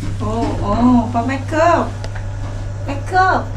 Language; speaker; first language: Korean; non-native, learner; Vietnamese